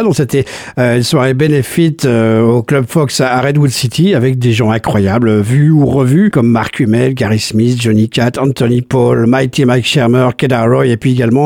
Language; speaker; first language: French; native; French